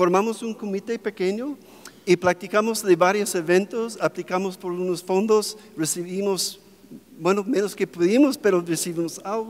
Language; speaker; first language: Spanish; non-native, fluent; English